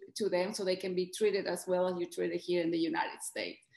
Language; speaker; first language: English; non-native, fluent; Spanish